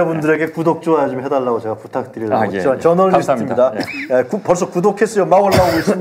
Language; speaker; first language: Korean; native; Korean